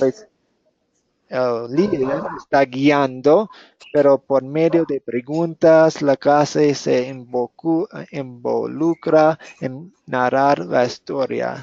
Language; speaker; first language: Spanish; non-native, fluent; English